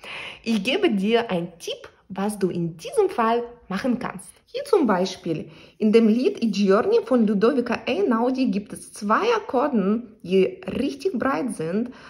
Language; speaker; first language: German; non-native, learner; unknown